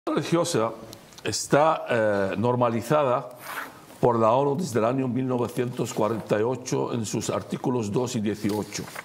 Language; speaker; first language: Spanish; non-native, fluent; Arabic